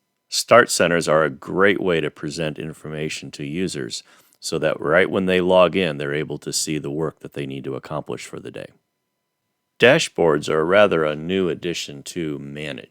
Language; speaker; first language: English; native; English